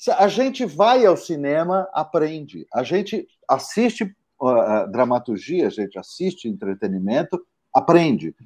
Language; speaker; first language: Portuguese; native; Portuguese